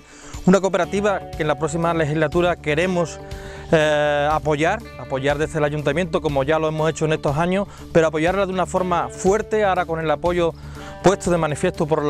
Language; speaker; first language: Spanish; native; Spanish